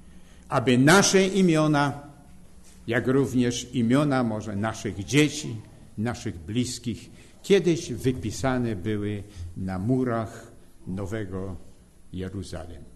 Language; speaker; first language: Polish; native; Polish